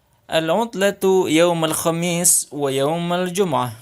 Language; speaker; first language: Arabic; non-native, fluent; Indonesian